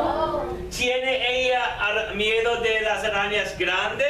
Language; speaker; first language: Spanish; non-native, fluent; English